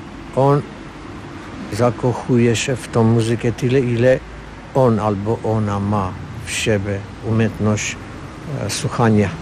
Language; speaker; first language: Polish; non-native, learner; Armenian